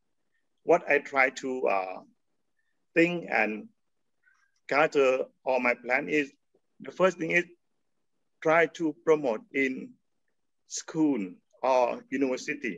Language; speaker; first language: English; non-native, learner; Thai